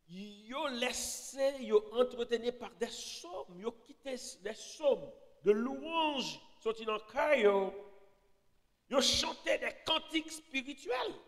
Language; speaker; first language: French; non-native, local second language; Haitian Creole